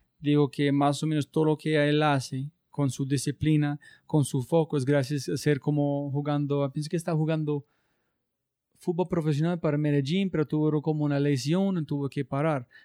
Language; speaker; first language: Spanish; non-native, learner; English